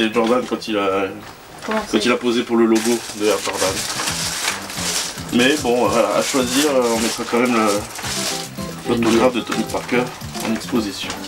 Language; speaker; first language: French; native; French